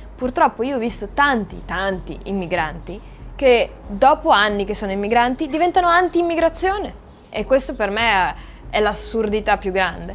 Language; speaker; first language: Italian; early bilingual, other home language; Russian